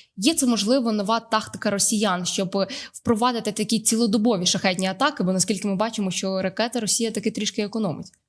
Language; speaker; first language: Ukrainian; native; Ukrainian